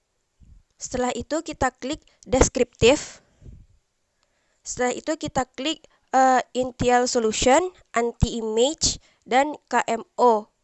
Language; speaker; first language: Indonesian; native; Indonesian